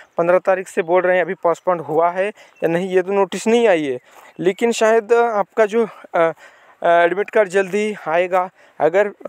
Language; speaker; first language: Hindi; non-native, local second language; Marathi